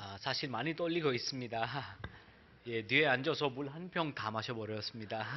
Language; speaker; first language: Korean; non-native, fluent; Hindi